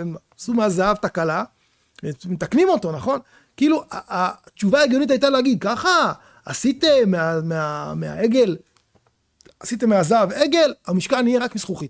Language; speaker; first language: Hebrew; native; Hebrew